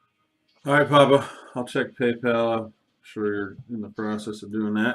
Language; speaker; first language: English; native; English